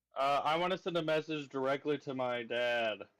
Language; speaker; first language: English; native; English